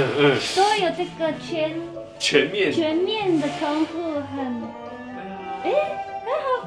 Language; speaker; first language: Chinese; non-native, learner; Japanese